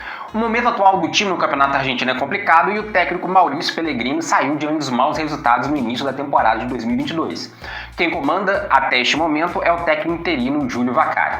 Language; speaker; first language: Portuguese; native; Portuguese